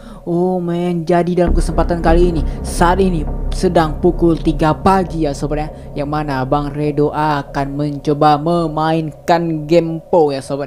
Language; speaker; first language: Indonesian; native; Indonesian